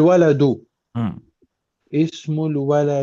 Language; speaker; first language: Arabic; non-native, learner; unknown